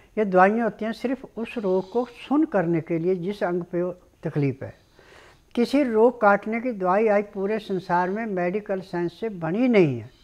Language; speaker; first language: Hindi; native; Hindi